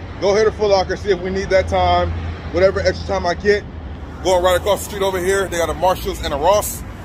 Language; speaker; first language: English; native; English